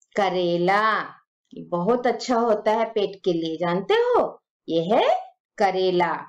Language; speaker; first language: Hindi; native; Hindi